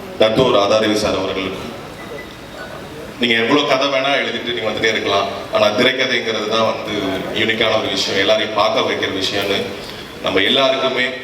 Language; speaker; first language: Tamil; native; Tamil